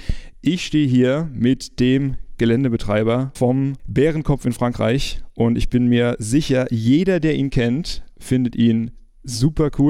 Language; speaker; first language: German; native; German